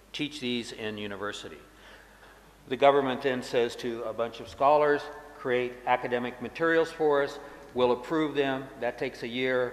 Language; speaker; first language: English; native; English